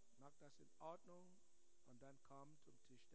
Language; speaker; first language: German; non-native, learner; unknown